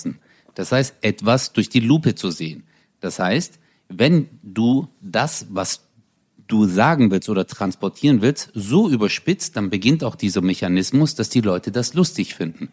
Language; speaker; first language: German; early bilingual, other home language; Turkish